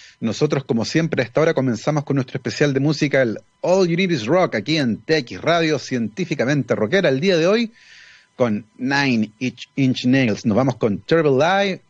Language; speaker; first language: Spanish; native; Spanish